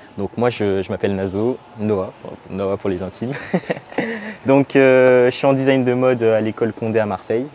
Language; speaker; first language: French; native; French